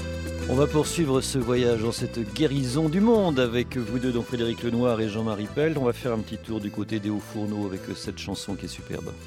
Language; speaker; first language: French; native; French